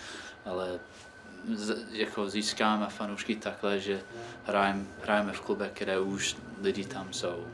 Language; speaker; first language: Czech; non-native, fluent; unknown